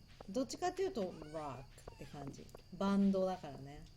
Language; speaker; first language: Japanese; native; Japanese